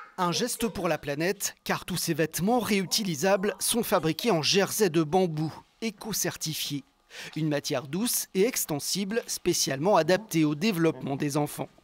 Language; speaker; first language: French; native; French